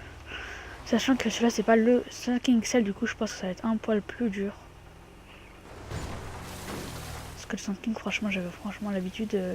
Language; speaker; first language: French; native; French